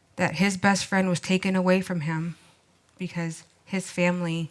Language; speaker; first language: English; native; English